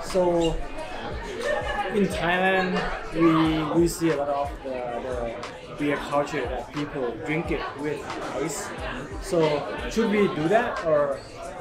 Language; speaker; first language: English; non-native, learner; Thai